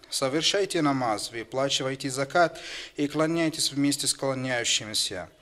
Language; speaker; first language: Russian; non-native, fluent; Arabic